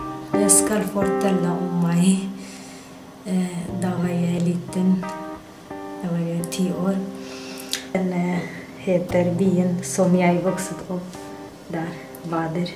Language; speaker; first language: Norwegian; non-native, learner; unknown